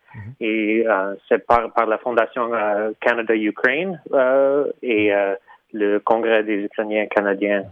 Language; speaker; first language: French; early bilingual, heritage; Ukrainian